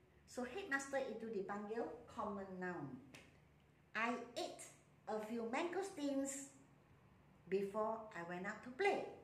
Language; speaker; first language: English; non-native, local second language; Malay